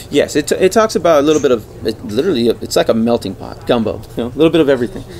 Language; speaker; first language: English; native; English